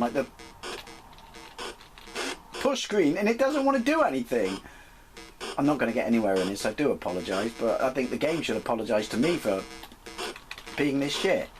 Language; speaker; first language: English; native; English